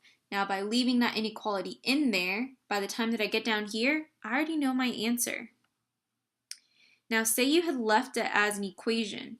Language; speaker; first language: English; native; English